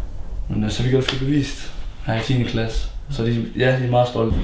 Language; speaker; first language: Danish; early bilingual, other home language; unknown